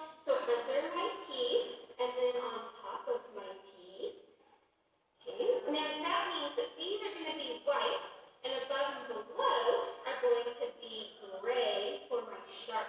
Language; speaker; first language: English; non-native, fluent; Indonesian